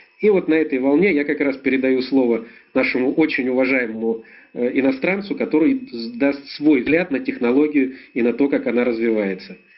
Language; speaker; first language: Russian; native; Russian